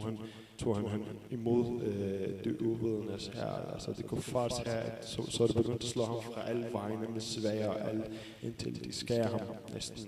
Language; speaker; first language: Danish; early bilingual, other home language; Arabic